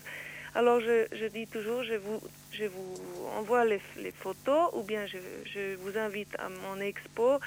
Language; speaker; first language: French; non-native, learner; Swiss German